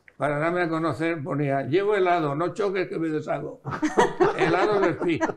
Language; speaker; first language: Spanish; native; Spanish